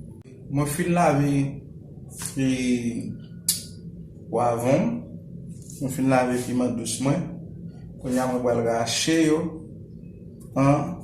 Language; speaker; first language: French; non-native, local second language; Haitian Creole